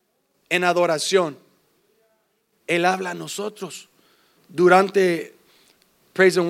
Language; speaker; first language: Spanish; early bilingual, heritage; English